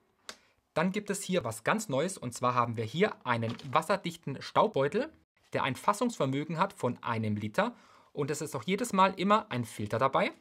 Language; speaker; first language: German; native; German